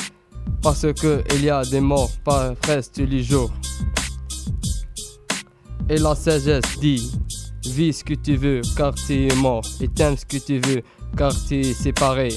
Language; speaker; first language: French; non-native, learner; Arabic